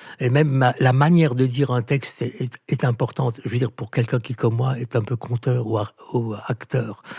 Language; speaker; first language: French; non-native, local second language; Swiss German